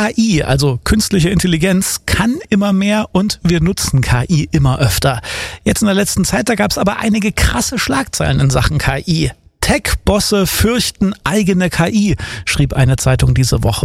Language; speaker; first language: German; native; German